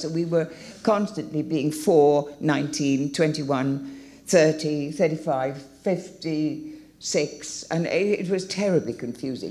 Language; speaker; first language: English; native; English